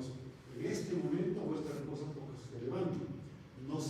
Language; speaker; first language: Spanish; native; Spanish